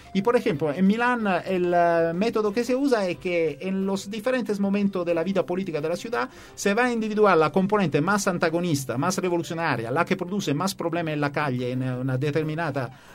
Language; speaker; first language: Spanish; non-native, fluent; Italian